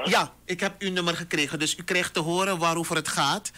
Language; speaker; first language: Dutch; native; Dutch